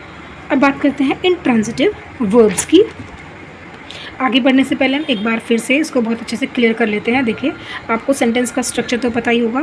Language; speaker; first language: Hindi; native; Hindi